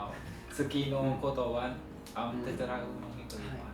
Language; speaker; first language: Japanese; non-native, learner; Vietnamese